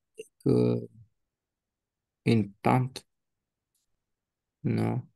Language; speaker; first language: French; non-native, learner; Romanian